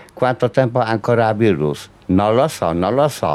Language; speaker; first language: Italian; non-native, learner; Polish